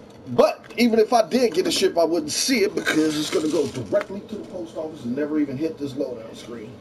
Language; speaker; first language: English; native; English